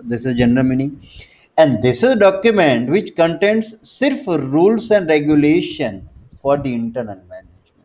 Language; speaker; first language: English; non-native, local second language; Gujarati